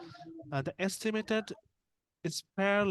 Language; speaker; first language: English; non-native, fluent; Bangla